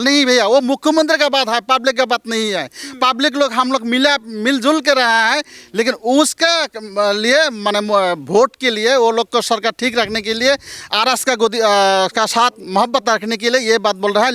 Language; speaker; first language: Hindi; non-native, local second language; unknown